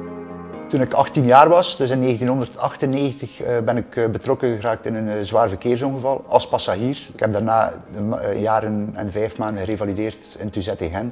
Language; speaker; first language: Dutch; native; Dutch